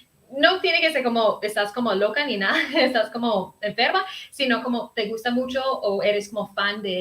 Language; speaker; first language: Spanish; early bilingual, heritage; Spanish